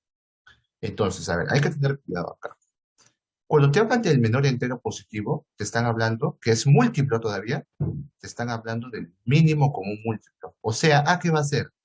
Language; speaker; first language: Spanish; native; Spanish